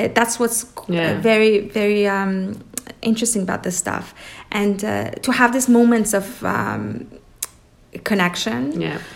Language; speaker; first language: English; early bilingual, other home language; Persian